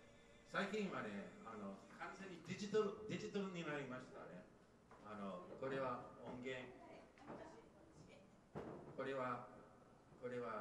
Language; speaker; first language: Japanese; non-native, fluent; English